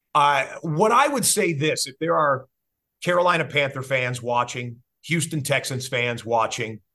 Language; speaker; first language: English; native; English